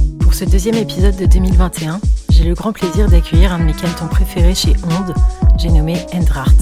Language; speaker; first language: French; native; French